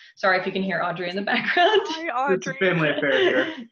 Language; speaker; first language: English; native; English